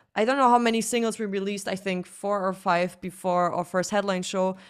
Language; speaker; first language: English; non-native, fluent; German